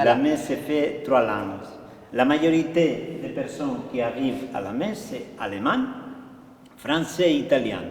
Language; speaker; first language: French; non-native, fluent; Spanish